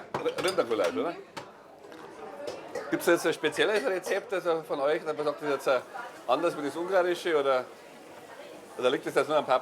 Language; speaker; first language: German; native; German